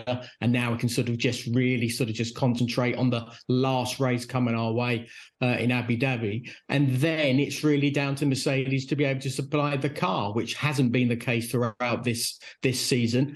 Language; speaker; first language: English; native; English